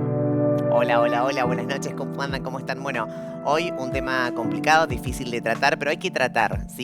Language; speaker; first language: Spanish; native; Spanish